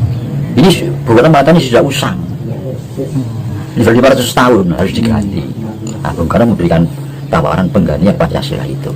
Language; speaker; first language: Indonesian; native; Indonesian